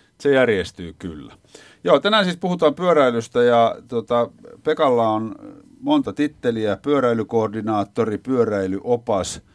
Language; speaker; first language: Finnish; native; Finnish